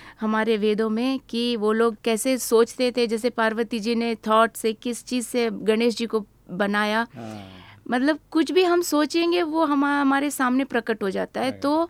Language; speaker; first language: Hindi; native; Hindi